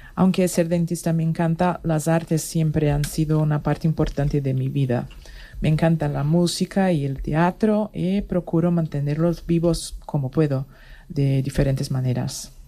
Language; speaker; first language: Spanish; non-native, fluent; Portuguese